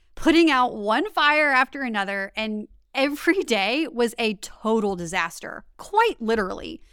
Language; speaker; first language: English; native; English